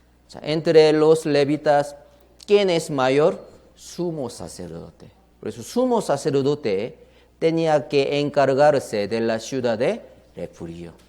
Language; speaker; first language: Spanish; non-native, learner; Korean